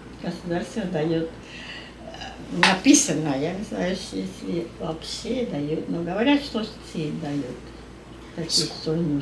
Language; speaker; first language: Russian; non-native, learner; Spanish